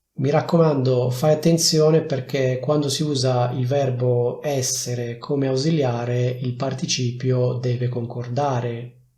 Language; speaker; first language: Italian; native; Italian